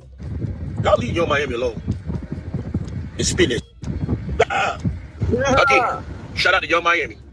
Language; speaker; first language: English; native; English